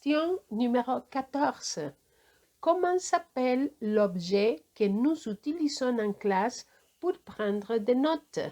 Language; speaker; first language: French; non-native, fluent; Spanish